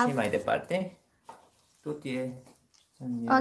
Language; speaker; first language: Romanian; non-native, learner; Korean